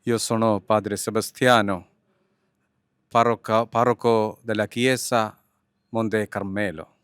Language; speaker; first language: Italian; non-native, learner; Malayalam